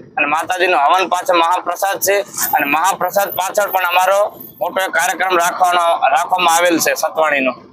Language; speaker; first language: Gujarati; native; Gujarati